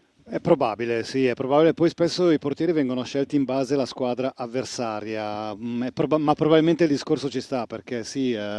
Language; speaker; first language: Italian; native; Italian